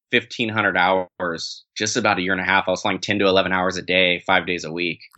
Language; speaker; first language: English; native; English